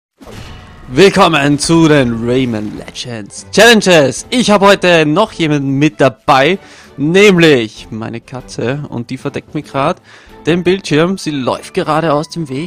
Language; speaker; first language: German; native; German